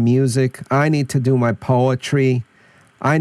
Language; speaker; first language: English; native; English